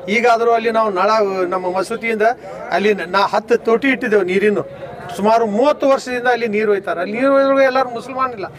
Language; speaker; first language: Kannada; non-native, local second language; Urdu